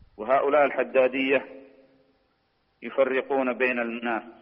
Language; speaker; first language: Arabic; native; Arabic